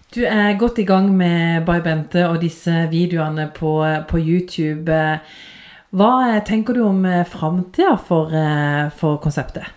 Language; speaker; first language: Norwegian; native; Norwegian